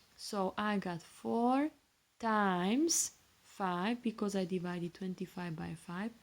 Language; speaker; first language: English; non-native, fluent; Slovak